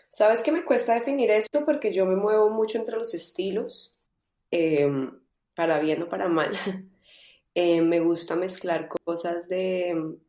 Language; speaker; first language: Spanish; native; Spanish